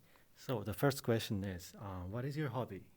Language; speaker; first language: English; non-native, learner; Japanese